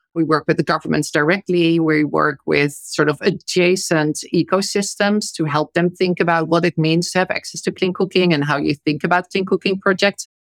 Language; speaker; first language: English; non-native, fluent; Dutch